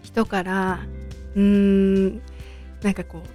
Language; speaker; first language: Japanese; native; Japanese